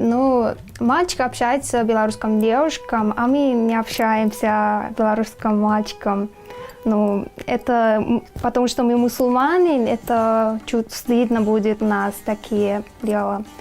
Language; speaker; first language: Russian; non-native, learner; Turkmen